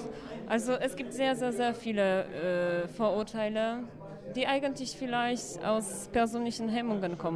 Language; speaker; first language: German; non-native, fluent; Polish